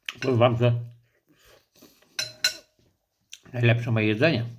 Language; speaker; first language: Polish; native; Polish